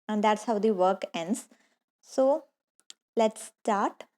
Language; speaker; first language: English; non-native, local second language; Malayalam